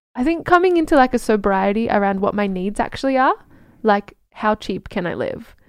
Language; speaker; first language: English; native; English